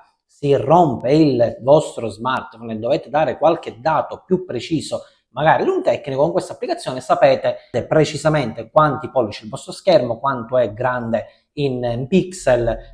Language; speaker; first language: Italian; native; Italian